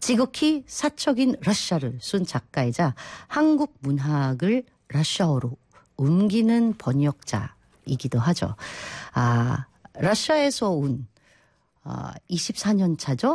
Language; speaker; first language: Korean; non-native, fluent; Filipino